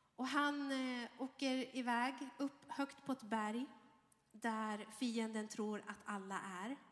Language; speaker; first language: Swedish; early bilingual, other home language; Arabic